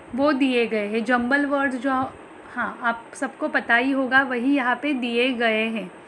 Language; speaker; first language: Hindi; non-native, local second language; Marathi